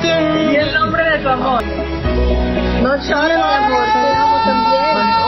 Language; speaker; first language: Spanish; non-native, learner; Portuguese